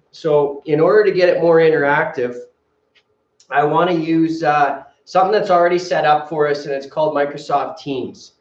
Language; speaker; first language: English; native; English